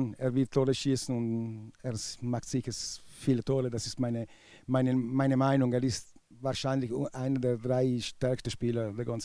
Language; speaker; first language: German; non-native, local second language; Italian